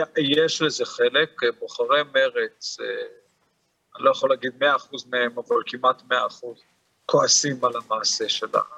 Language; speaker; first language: Hebrew; native; Hebrew